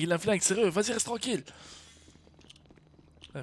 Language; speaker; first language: French; native; French